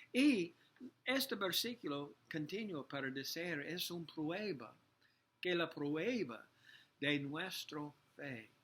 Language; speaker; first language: Spanish; non-native, learner; English